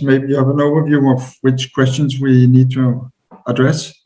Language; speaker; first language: English; non-native, fluent; Danish